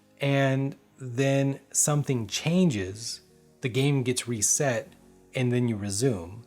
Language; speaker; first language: English; native; English